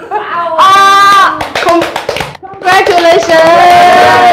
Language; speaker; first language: English; non-native, learner; Chinese